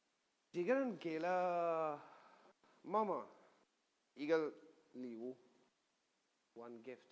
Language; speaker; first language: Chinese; non-native, fluent; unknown